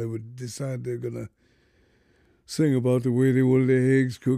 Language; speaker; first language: English; native; English